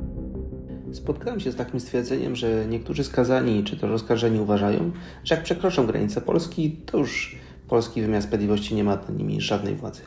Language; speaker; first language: Polish; native; Polish